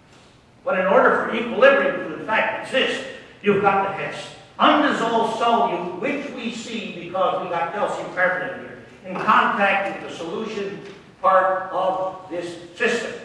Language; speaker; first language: English; native; English